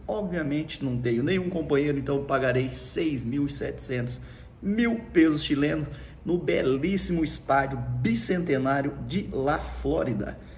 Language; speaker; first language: Portuguese; native; Portuguese